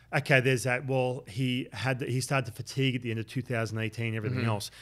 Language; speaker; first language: English; native; English